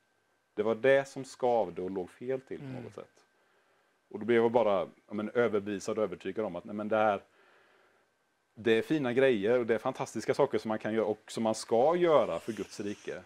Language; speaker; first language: Swedish; native; Swedish